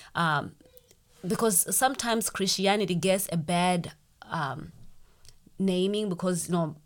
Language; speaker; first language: English; non-native, local second language; Shona